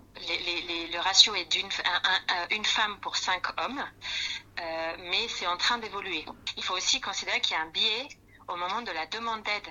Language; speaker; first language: French; non-native, fluent; Spanish